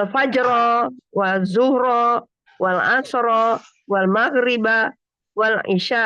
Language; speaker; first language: Arabic; non-native, learner; Indonesian